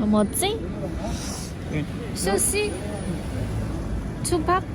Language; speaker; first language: Korean; non-native, learner; Chinese